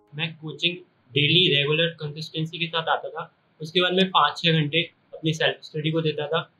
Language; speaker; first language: Hindi; native; Hindi